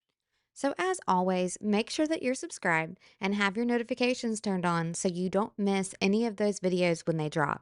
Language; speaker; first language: English; native; English